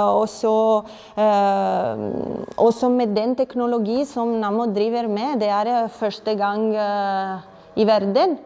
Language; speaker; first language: Norwegian; non-native, fluent; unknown